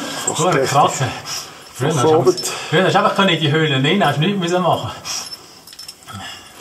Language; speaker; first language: German; native; German